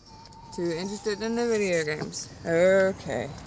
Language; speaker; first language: English; native; English